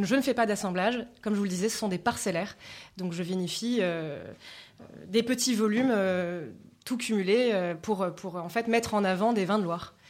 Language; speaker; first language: French; native; French